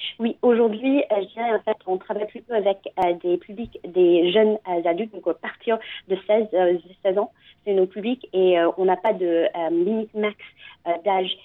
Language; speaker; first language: French; non-native, fluent; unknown